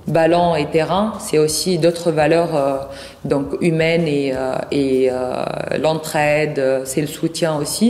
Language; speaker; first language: French; non-native, local second language; Arabic